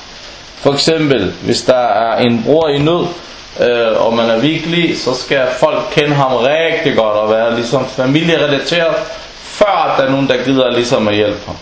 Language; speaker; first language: Danish; non-native, local second language; Arabic